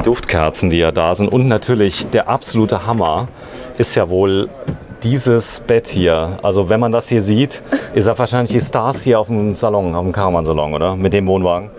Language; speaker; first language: German; native; German